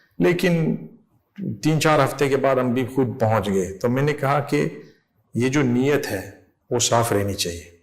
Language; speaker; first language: Urdu; non-native, fluent; English